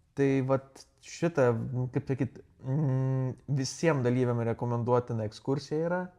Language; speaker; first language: Lithuanian; native; Lithuanian